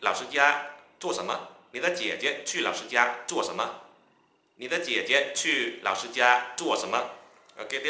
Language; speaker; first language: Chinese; non-native, fluent; Vietnamese